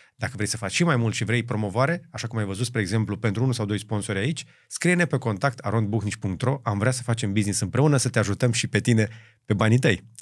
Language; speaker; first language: Romanian; native; Romanian